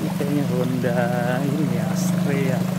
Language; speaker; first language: Indonesian; native; Indonesian